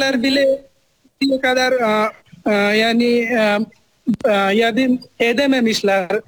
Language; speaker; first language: Turkish; non-native, fluent; Nepali